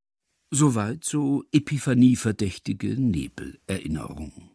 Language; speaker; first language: German; native; German